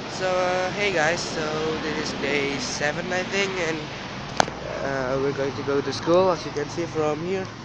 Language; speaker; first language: English; non-native, learner; Indonesian